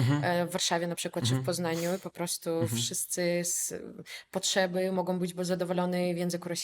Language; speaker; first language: Polish; non-native, fluent; Belarusian